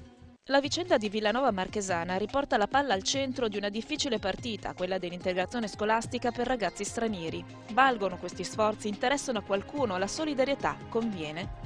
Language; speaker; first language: Italian; native; Italian